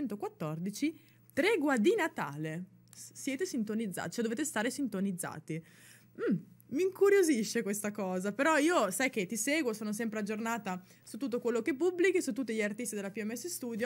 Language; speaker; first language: Italian; native; Italian